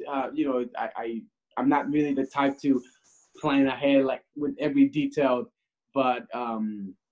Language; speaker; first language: English; early bilingual, other home language; Spanish